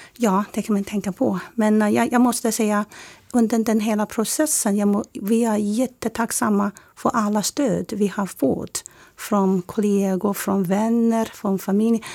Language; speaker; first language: Swedish; non-native, fluent; Chinese